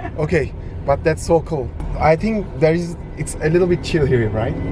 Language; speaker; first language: English; non-native, learner; Turkish